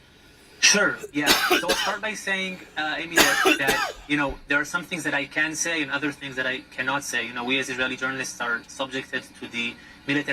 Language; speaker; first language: English; non-native, fluent; Hebrew